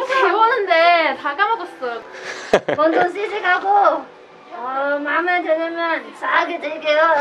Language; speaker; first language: Korean; non-native, fluent; Cantonese